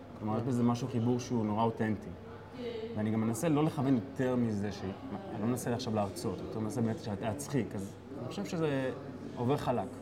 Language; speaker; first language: Hebrew; native; Hebrew